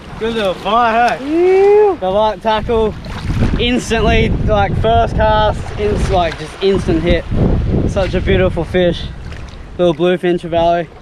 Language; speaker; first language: English; native; English